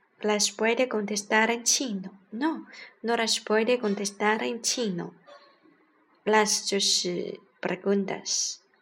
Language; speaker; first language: Spanish; non-native, learner; Chinese